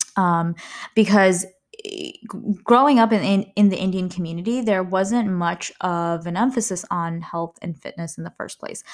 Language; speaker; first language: English; early bilingual, other home language; Malayalam